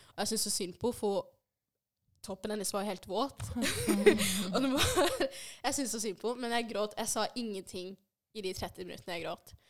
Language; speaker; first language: Norwegian; early bilingual, other home language; Swahili